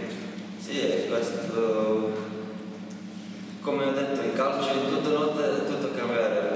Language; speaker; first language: Italian; non-native, learner; Croatian